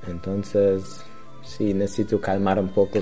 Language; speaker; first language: Spanish; non-native, learner; German